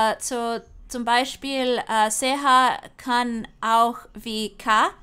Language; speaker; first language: German; non-native, learner; English